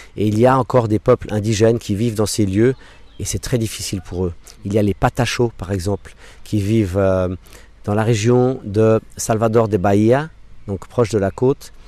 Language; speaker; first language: French; non-native, local second language; English